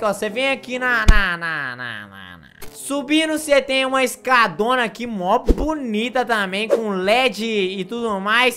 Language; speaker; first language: Portuguese; native; Portuguese